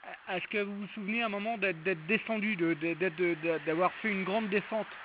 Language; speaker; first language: French; native; French